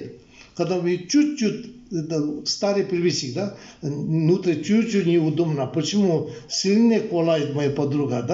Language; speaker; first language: Russian; non-native, learner; Tibetan